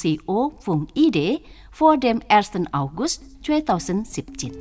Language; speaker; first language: German; non-native, fluent; Indonesian